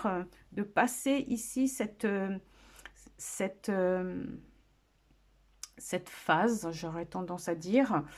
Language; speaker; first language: French; native; French